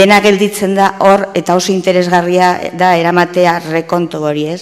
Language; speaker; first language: Basque; native; Basque